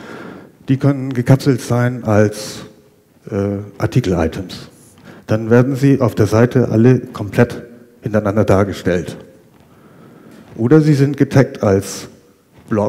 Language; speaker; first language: German; native; German